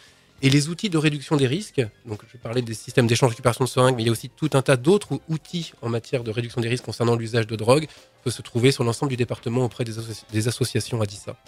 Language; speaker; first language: French; native; French